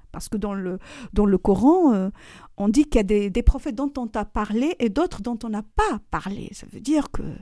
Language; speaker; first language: French; non-native, local second language; Arabic